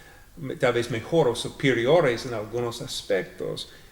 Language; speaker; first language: Spanish; non-native, fluent; English